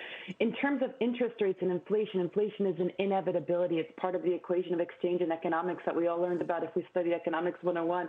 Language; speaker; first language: English; native; English